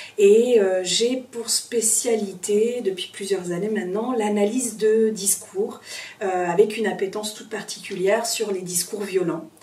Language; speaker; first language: French; native; French